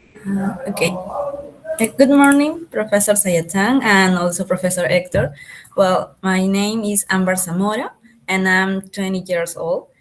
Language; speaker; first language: English; non-native, learner; Spanish